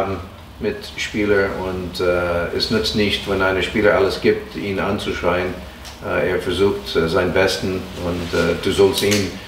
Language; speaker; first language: German; non-native, fluent; English